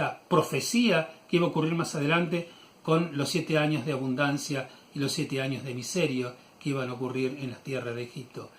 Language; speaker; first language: Spanish; native; Spanish